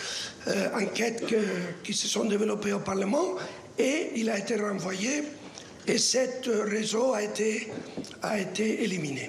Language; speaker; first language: French; non-native, fluent; Spanish